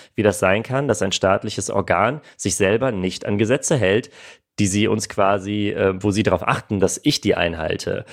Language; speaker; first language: German; early bilingual, other home language; Armenian